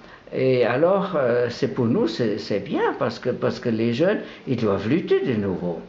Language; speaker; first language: French; non-native, local second language; German